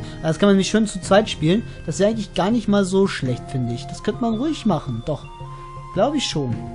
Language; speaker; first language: German; native; German